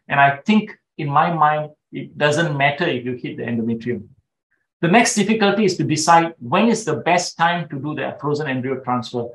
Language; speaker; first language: English; non-native, local second language; Tamil